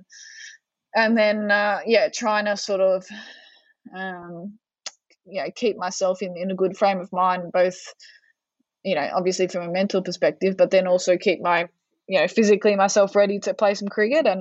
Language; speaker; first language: English; native; English